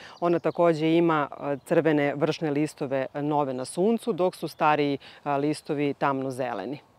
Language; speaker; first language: Croatian; native; Croatian